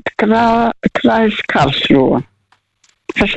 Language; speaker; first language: German; non-native, fluent; Russian